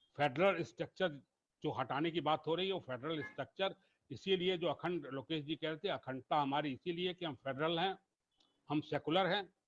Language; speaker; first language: Hindi; native; Hindi